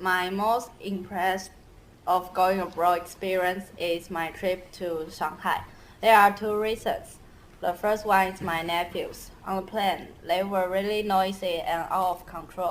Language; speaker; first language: English; non-native, learner; Chinese